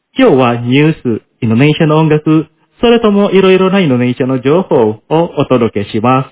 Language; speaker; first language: Japanese; non-native, fluent; Indonesian